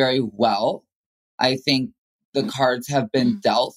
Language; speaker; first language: English; native; English